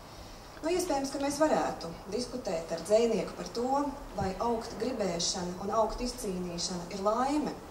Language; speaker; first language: Latvian; native; Latvian